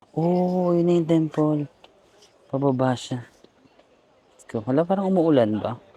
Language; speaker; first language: Filipino; non-native, local second language; Cebuano